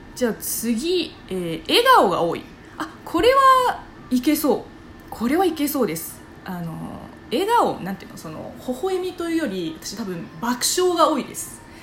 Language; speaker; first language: Japanese; non-native, fluent; Chinese